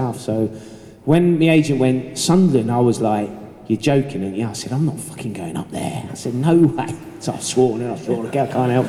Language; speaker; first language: English; native; English